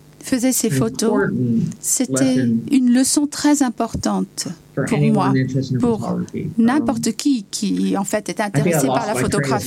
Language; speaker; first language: French; non-native, learner; English